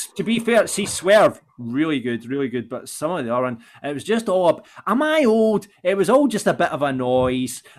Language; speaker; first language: English; native; English